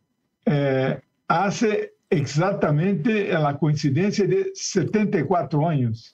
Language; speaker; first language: Spanish; non-native, learner; Portuguese